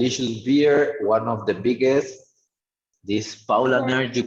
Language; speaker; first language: English; non-native, fluent; Spanish